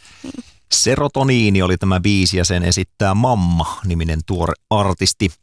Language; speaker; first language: Finnish; native; Finnish